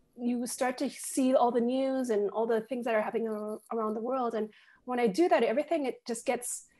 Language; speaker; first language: English; native; English